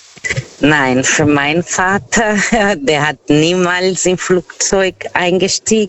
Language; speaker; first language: German; non-native, fluent; Portuguese